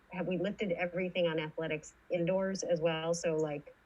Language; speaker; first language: English; native; English